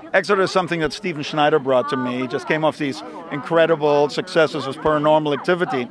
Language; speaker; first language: English; non-native, fluent; German